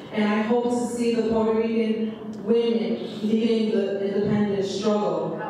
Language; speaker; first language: English; native; English